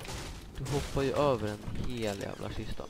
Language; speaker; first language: Swedish; native; Swedish